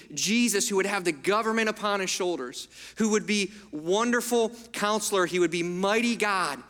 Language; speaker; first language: English; early bilingual, other home language; Italian